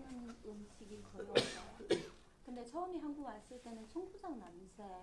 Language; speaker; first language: Korean; non-native, learner; Chinese